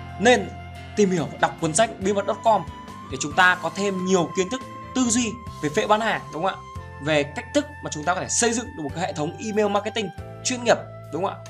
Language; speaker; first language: Vietnamese; native; Vietnamese